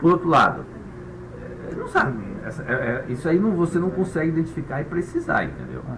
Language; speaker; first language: Portuguese; native; Portuguese